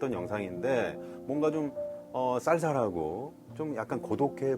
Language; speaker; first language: Korean; native; Korean